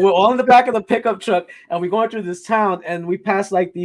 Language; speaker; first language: English; native; English